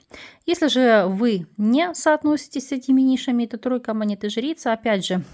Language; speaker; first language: Russian; native; Russian